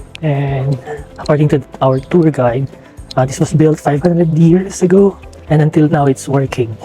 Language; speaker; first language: English; non-native, local second language; Filipino